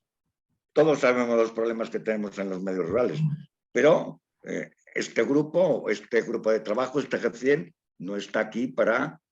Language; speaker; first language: Spanish; native; Spanish